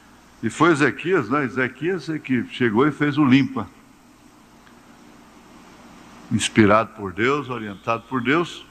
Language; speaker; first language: Portuguese; native; Portuguese